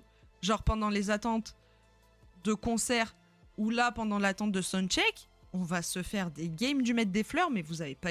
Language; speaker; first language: French; native; French